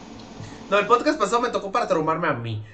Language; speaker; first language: Spanish; native; Spanish